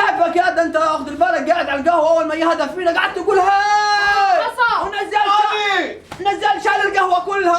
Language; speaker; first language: Arabic; native; Arabic